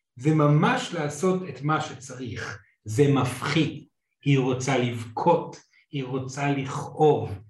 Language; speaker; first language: Hebrew; non-native, fluent; English